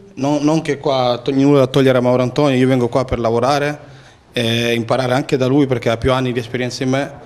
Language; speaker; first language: Italian; native; Italian